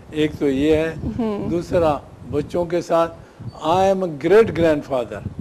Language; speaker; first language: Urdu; non-native, local second language; Sindhi